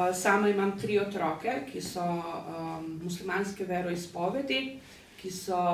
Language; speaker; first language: Slovenian; early bilingual, other home language; Bosnian